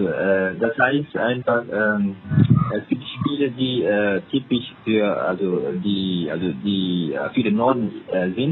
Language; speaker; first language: German; non-native, fluent; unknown